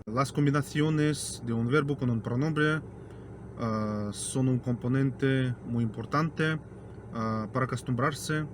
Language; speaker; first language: Spanish; non-native, fluent; Russian